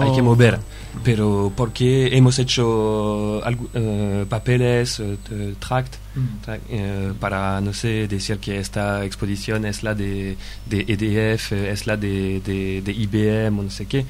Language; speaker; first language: Spanish; non-native, fluent; French